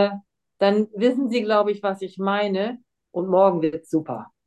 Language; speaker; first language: German; native; German